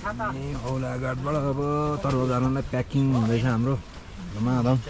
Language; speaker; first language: Nepali; native; Nepali